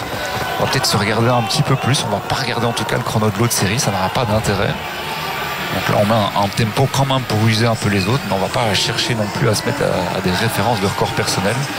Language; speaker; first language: French; native; French